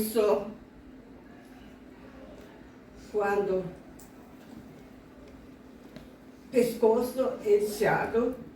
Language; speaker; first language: Portuguese; non-native, learner; Japanese